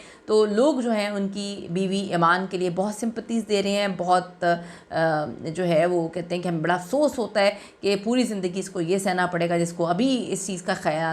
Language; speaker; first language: Urdu; native; Urdu